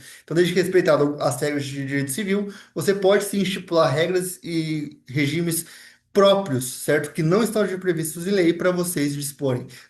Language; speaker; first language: Portuguese; native; Portuguese